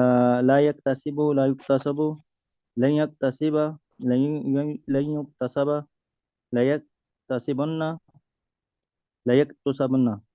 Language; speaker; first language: Arabic; non-native, learner; Urdu